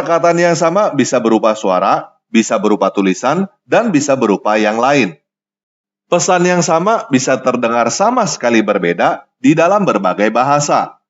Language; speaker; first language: Indonesian; native; Indonesian